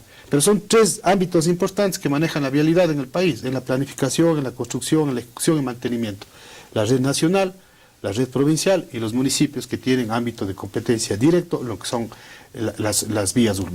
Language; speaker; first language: Spanish; native; Spanish